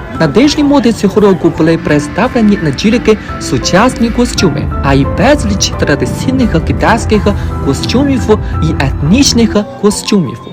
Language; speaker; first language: Ukrainian; non-native, learner; Chinese